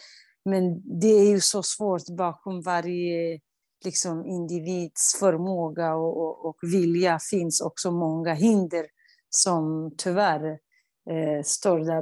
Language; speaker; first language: Swedish; non-native, fluent; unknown